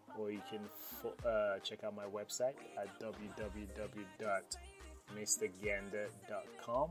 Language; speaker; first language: English; non-native, local second language; Krio